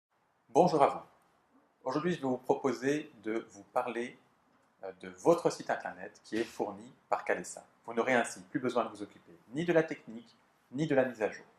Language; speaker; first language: French; native; French